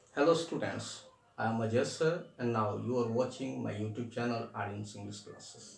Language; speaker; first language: English; non-native, local second language; Hindi